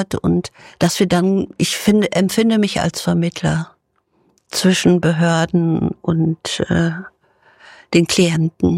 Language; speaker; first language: German; native; German